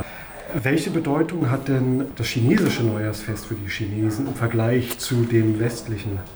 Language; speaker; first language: German; native; German